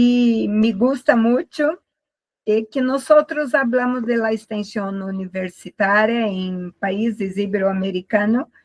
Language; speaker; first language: Spanish; non-native, learner; Portuguese